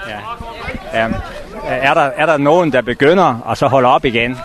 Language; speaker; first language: Danish; native; Danish